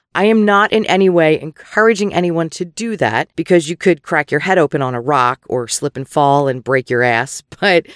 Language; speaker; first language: English; native; English